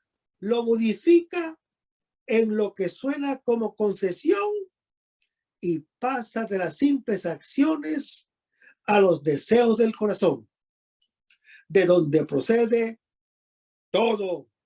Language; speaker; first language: Spanish; native; Spanish